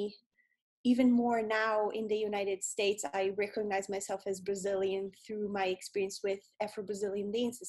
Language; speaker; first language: English; non-native, fluent; Portuguese